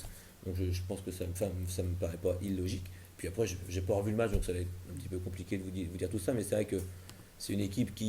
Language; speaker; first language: French; native; French